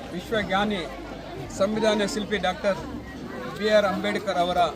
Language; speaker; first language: Kannada; native; Kannada